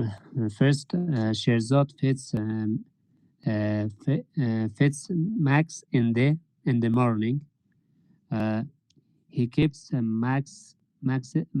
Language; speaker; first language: English; non-native, learner; Persian